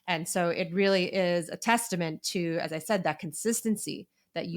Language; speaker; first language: English; native; English